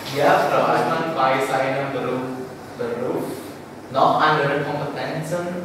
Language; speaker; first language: German; non-native, learner; Indonesian